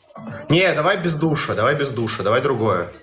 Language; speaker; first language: Russian; native; Russian